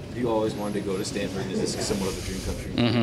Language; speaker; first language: English; native; English